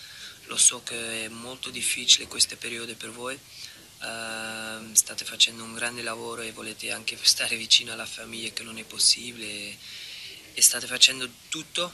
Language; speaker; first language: Italian; non-native, fluent; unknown